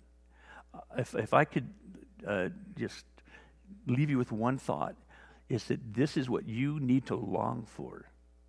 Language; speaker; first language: English; native; English